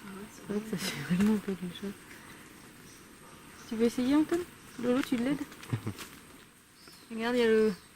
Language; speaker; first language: French; native; French